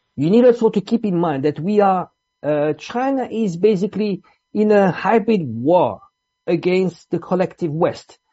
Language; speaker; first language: English; non-native, fluent; Italian